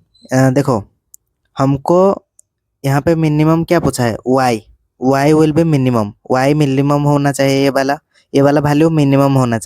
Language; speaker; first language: Hindi; native; Hindi